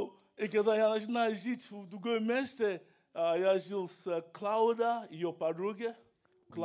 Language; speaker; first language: German; non-native, learner; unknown